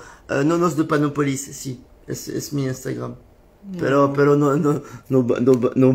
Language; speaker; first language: Spanish; non-native, learner; French